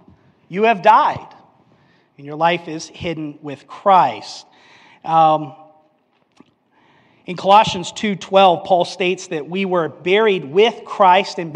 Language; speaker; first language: English; native; English